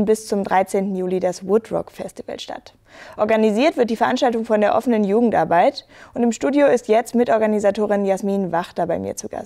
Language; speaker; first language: German; native; German